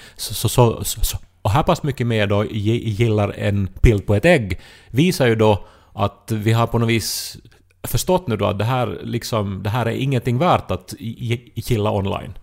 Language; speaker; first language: Swedish; native; Swedish